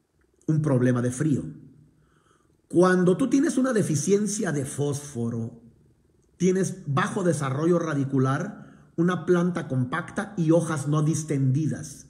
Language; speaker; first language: Spanish; native; Spanish